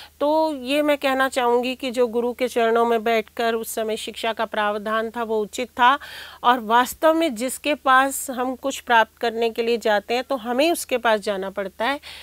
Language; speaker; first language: Hindi; native; Hindi